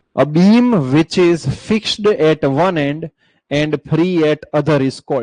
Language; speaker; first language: English; non-native, local second language; Gujarati